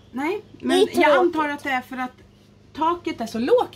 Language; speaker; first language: Swedish; native; Swedish